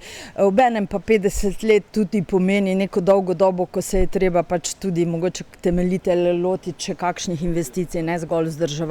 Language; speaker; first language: Slovenian; native; Slovenian